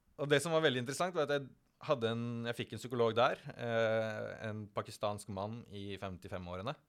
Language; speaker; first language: Norwegian; early bilingual, other home language; Tamil